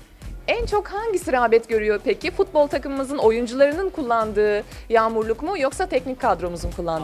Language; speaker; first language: Turkish; native; Turkish